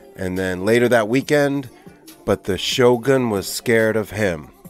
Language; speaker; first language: English; native; English